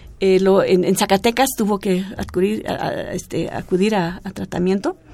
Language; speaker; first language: Spanish; non-native, fluent; German